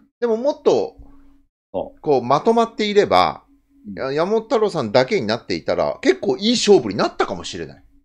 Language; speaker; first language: Japanese; native; Japanese